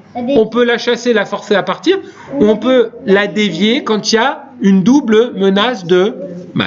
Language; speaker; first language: French; native; French